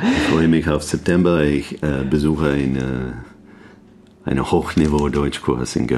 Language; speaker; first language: German; non-native, fluent; English